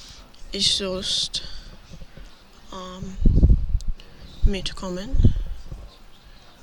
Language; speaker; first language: German; non-native, learner; English